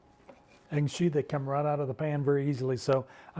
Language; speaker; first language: English; native; English